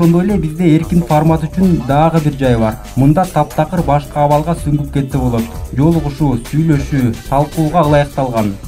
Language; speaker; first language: Kyrgyz; native; Kyrgyz